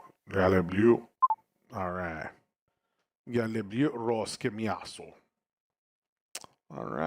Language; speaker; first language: Russian; non-native, learner; English